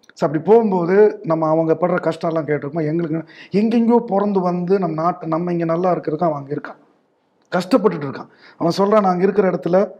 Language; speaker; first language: Tamil; native; Tamil